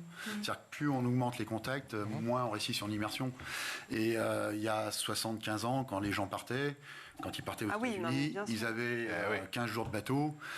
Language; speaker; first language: French; native; French